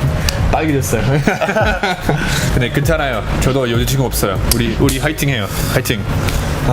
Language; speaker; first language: Korean; non-native, fluent; English